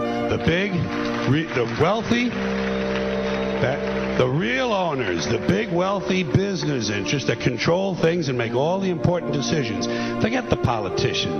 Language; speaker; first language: English; native; English